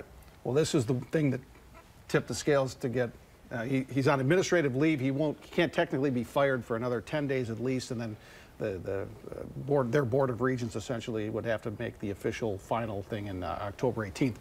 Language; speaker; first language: English; native; English